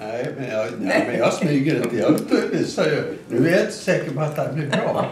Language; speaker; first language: Swedish; native; Swedish